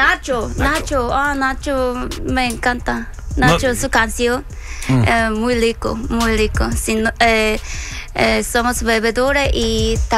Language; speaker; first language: Spanish; non-native, learner; Korean